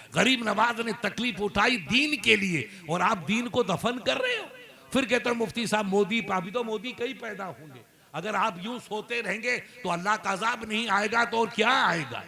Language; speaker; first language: Urdu; non-native, local second language; Sindhi